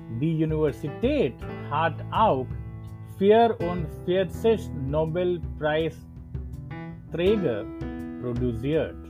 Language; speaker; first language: German; non-native, learner; English